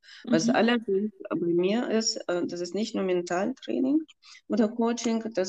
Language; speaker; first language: German; non-native, fluent; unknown